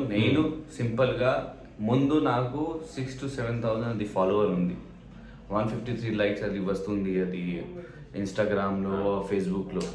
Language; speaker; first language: Telugu; non-native, learner; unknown